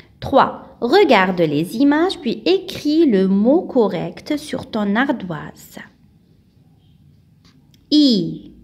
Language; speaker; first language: French; non-native, local second language; Arabic